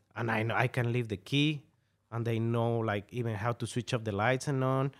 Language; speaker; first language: English; non-native, fluent; Spanish